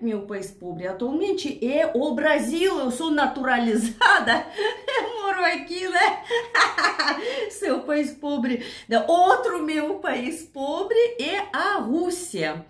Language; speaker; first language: Portuguese; non-native, learner; Russian